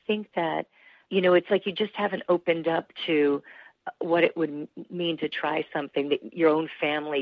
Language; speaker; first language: English; native; English